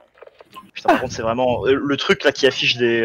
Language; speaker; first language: French; native; French